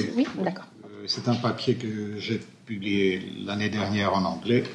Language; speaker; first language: French; non-native, fluent; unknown